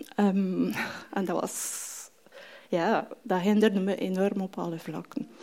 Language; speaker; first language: Dutch; non-native, fluent; French